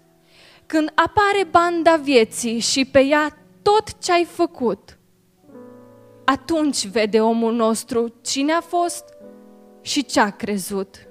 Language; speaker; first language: Romanian; native; Romanian